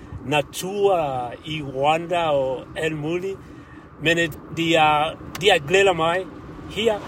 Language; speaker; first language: Danish; non-native, learner; Kinyarwanda